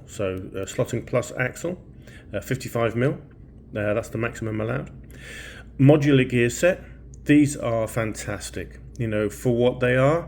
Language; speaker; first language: English; native; English